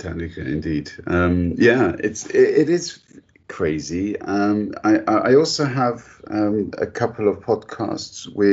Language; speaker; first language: English; native; English